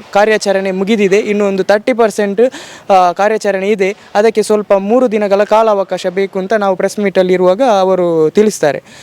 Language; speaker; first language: Kannada; native; Kannada